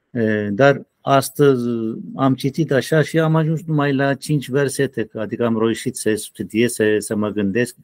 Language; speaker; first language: Romanian; non-native, learner; Turkish